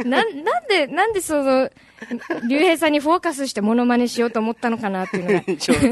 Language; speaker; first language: Japanese; native; Japanese